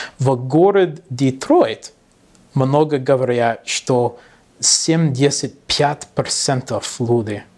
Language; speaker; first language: Russian; non-native, learner; English